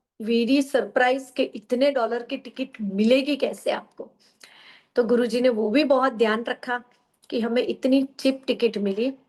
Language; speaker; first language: Hindi; non-native, local second language; Gujarati